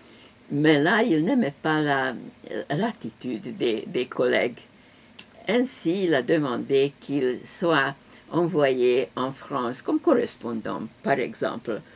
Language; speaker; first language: French; non-native, fluent; Hungarian